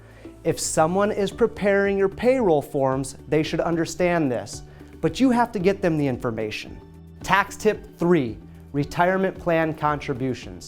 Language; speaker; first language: English; native; English